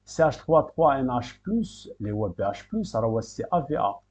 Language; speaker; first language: French; non-native, local second language; Arabic